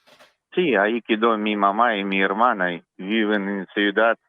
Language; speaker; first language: Spanish; non-native, learner; Russian